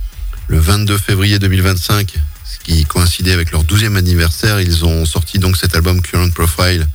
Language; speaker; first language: French; native; French